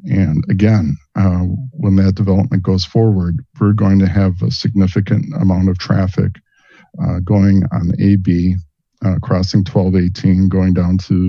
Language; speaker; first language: English; native; English